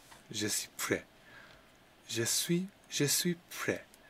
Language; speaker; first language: French; non-native, learner; English